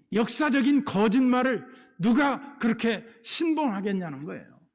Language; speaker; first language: Korean; native; Korean